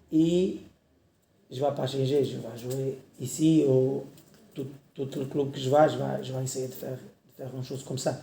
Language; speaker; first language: French; non-native, learner; Portuguese